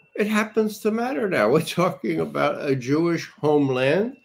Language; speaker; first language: English; native; English